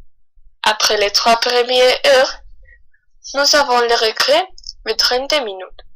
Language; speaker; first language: French; non-native, learner; Spanish